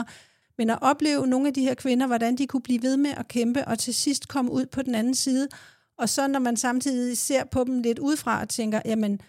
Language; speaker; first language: Danish; native; Danish